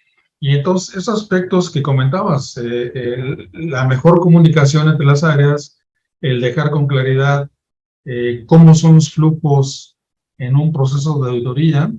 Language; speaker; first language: Spanish; native; Spanish